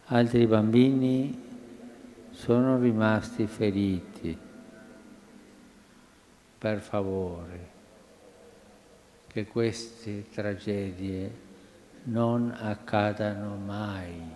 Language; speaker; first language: Italian; non-native, fluent; Spanish